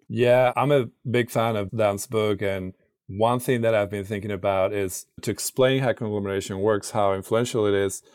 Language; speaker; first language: English; non-native, fluent; Spanish